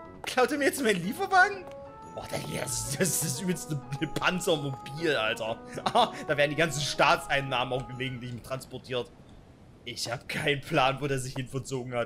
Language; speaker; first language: German; native; German